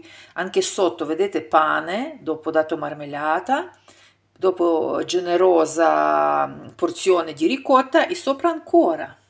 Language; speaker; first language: Italian; non-native, fluent; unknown